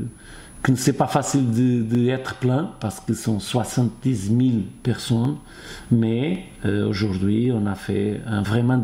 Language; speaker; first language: French; non-native, fluent; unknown